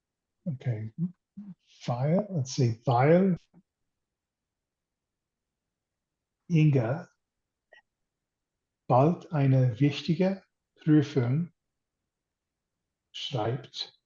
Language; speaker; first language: German; non-native, learner; English